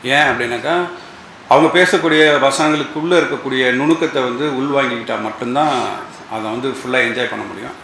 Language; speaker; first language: Tamil; native; Tamil